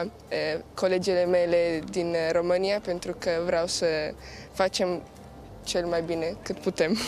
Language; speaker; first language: Romanian; early bilingual, heritage; Italian